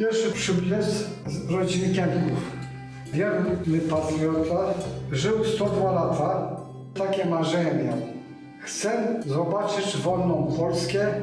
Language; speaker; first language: Polish; early bilingual, heritage; Polish